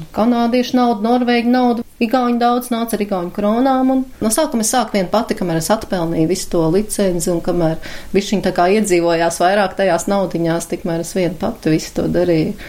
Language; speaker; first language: Latvian; native; Latvian